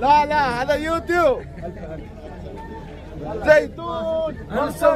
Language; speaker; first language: Arabic; non-native, learner; Punjabi